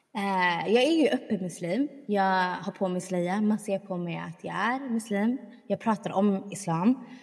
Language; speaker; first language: Swedish; early bilingual, other home language; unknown